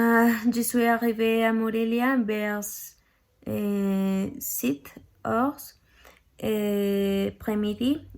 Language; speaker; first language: French; non-native, learner; Spanish